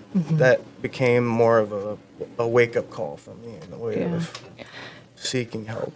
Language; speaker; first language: English; native; English